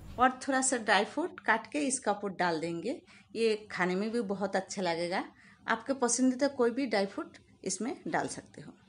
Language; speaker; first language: Hindi; non-native, local second language; Bangla